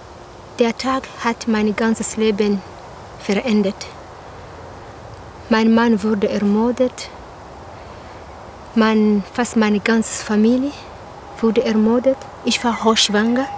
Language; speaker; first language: German; non-native, learner; Kinyarwanda